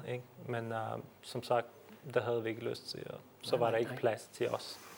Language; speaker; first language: Danish; early bilingual, other home language; Bosnian